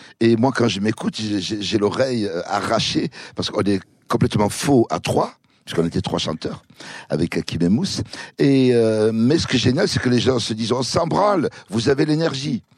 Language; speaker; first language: French; early bilingual, other home language; Kabyle